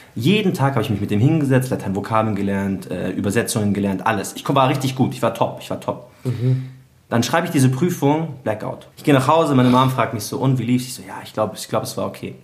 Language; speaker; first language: German; early bilingual, other home language; Arabic